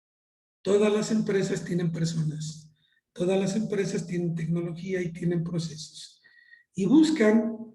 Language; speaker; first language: Spanish; native; Spanish